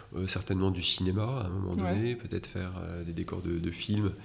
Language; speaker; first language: French; native; French